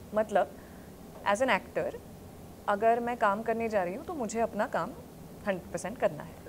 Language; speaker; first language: Hindi; non-native, local second language; Marathi